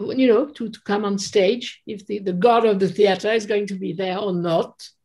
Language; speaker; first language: English; non-native, fluent; French